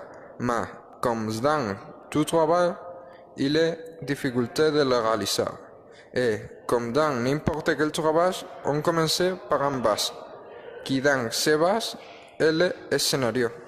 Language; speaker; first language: French; non-native, learner; Spanish